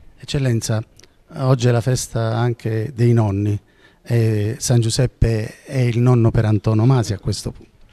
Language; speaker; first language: Italian; native; Italian